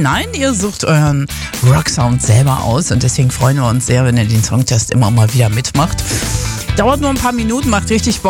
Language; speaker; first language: German; native; German